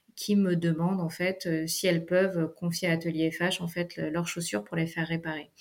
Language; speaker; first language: French; native; French